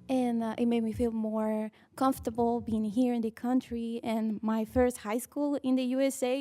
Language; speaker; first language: English; early bilingual, other home language; Spanish